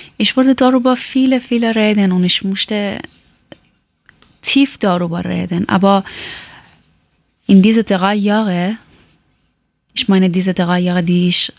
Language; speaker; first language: German; non-native, learner; Persian